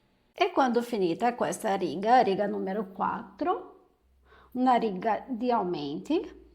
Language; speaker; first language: Italian; non-native, fluent; Portuguese